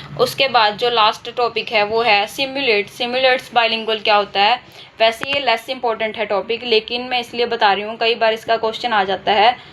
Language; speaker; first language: Hindi; native; Hindi